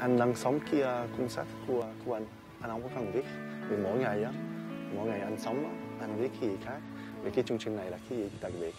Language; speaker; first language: Vietnamese; early bilingual, heritage; Vietnamese